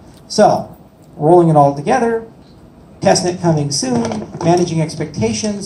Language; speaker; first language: English; native; English